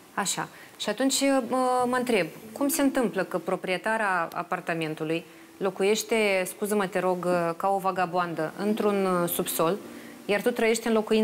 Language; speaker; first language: Romanian; native; Romanian